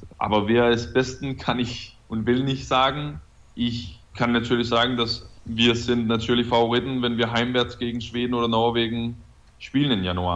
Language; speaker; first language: German; non-native, fluent; Danish